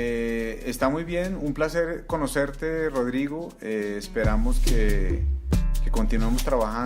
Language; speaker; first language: Spanish; native; Spanish